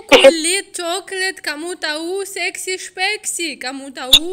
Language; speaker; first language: Indonesian; non-native, learner; Russian